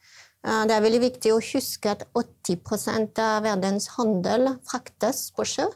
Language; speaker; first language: Norwegian; non-native, fluent; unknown